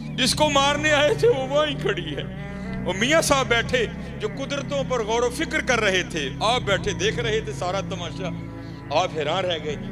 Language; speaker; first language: Urdu; non-native, local second language; Punjabi